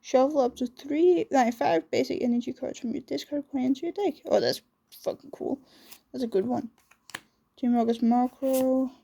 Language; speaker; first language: English; non-native, fluent; Danish